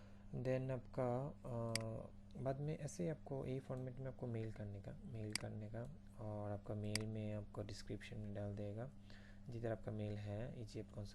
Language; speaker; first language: Hindi; non-native, fluent; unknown